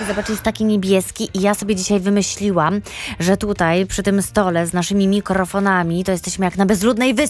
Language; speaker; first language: Polish; native; Polish